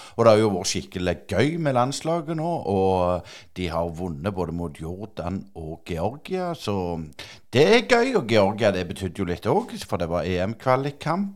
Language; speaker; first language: Norwegian; native; Norwegian